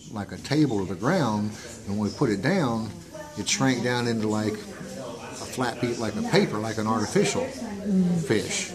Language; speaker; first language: English; native; English